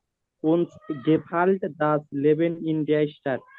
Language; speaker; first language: German; non-native, learner; Bangla